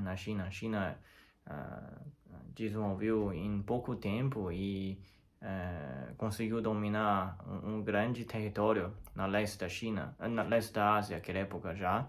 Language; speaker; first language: Portuguese; non-native, learner; Chinese